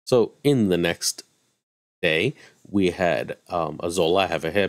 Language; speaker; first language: English; native; English